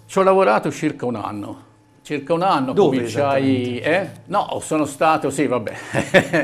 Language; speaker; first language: Italian; native; Italian